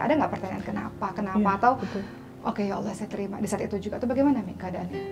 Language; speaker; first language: Indonesian; native; Indonesian